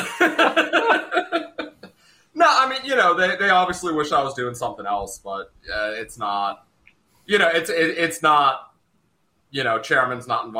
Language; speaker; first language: English; native; English